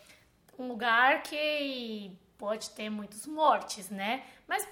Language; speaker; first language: Portuguese; non-native, fluent; Chinese